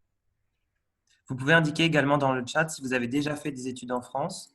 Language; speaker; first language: French; native; French